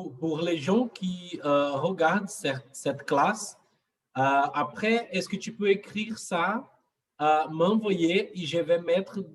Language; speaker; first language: French; non-native, fluent; Portuguese